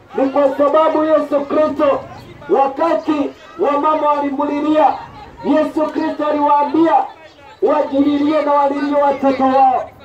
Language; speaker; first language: Swahili; non-native, local second language; Kikuyu